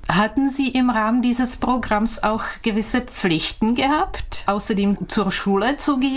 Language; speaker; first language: German; non-native, fluent; Czech